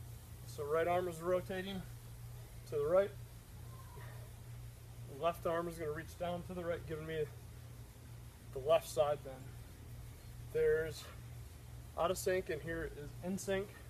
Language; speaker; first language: English; native; English